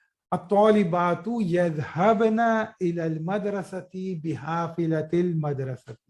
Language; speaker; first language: Arabic; non-native, fluent; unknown